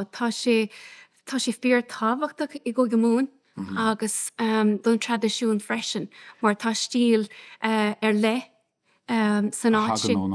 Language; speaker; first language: Irish; non-native, local second language; English